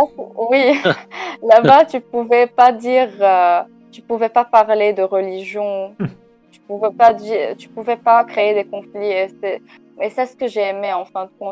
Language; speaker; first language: French; non-native, local second language; Arabic